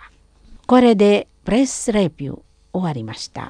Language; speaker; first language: Japanese; non-native, fluent; Indonesian